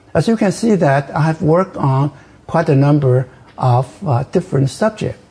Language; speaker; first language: English; non-native, fluent; Chinese